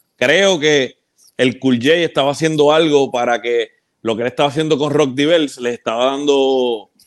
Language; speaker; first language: Spanish; native; Spanish